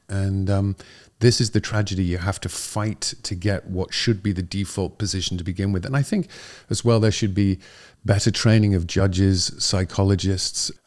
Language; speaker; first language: English; native; English